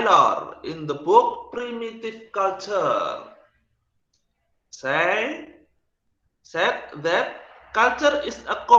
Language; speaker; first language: English; non-native, learner; Indonesian